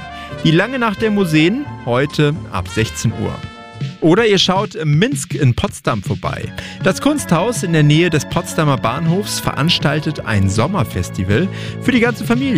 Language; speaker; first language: German; native; German